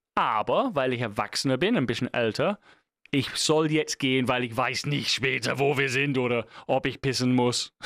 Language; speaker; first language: German; non-native, fluent; English